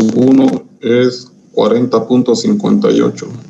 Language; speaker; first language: Spanish; native; Spanish